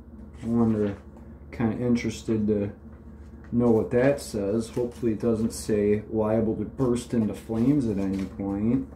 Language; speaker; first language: English; native; English